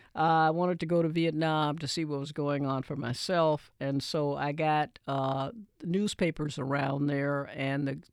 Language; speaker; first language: English; native; English